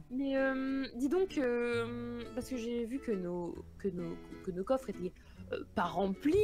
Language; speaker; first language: French; native; French